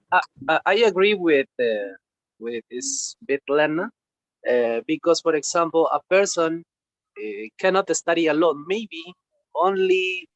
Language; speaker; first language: English; non-native, learner; Spanish